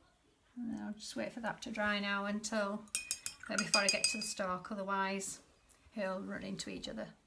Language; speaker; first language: English; native; English